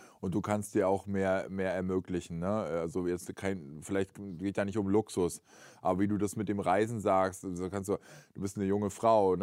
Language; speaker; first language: German; native; German